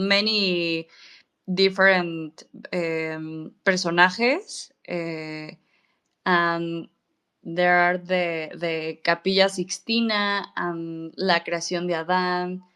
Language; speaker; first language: English; non-native, learner; Spanish